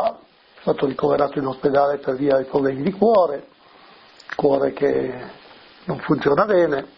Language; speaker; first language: Italian; native; Italian